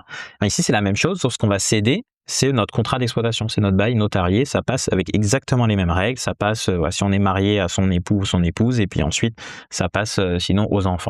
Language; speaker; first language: French; native; French